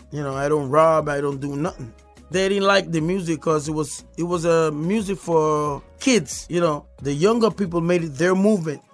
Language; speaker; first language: English; non-native, fluent; Spanish